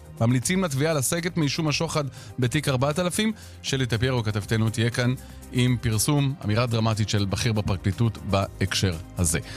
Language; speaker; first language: Hebrew; native; Hebrew